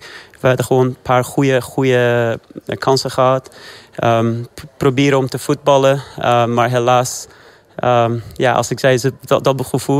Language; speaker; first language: Dutch; non-native, fluent; Persian